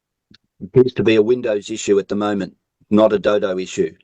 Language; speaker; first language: English; native; English